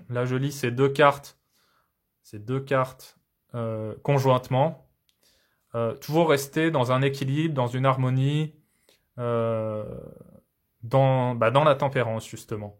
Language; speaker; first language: French; native; French